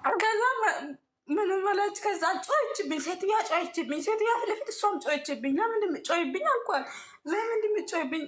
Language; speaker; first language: Amharic; non-native, local second language; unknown